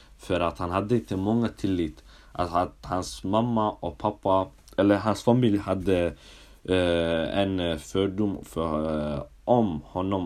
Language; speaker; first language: Swedish; early bilingual, other home language; Somali